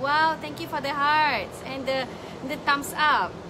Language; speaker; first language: English; non-native, local second language; Malay